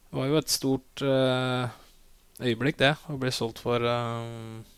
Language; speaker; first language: Norwegian; native; Norwegian